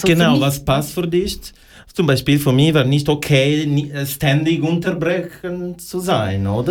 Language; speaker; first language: German; non-native, learner; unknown